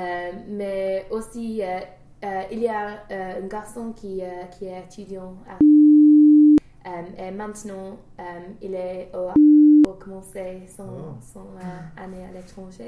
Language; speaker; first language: French; non-native, learner; English